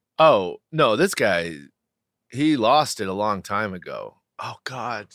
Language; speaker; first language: English; native; English